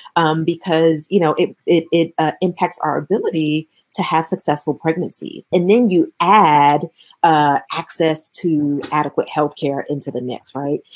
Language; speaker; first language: English; native; English